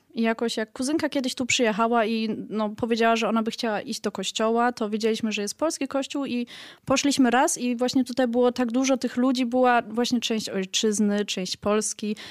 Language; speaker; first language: Polish; early bilingual, heritage; Polish